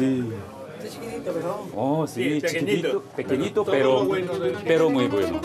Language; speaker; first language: Spanish; non-native, learner; Korean